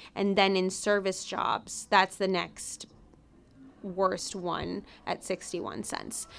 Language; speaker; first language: English; early bilingual, other home language; Spanish